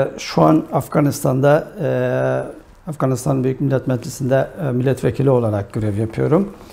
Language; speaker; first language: Turkish; non-native, fluent; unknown